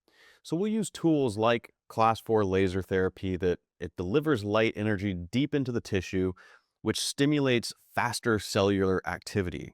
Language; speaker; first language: English; native; English